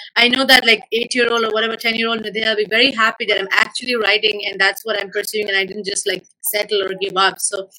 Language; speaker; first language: English; non-native, local second language; Malayalam